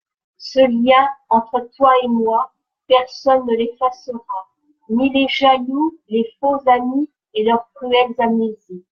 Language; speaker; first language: French; native; French